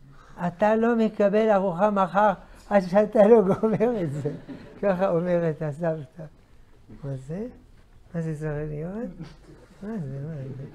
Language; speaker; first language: Hebrew; non-native, fluent; French